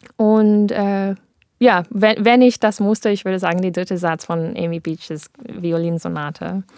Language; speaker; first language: German; non-native, fluent; English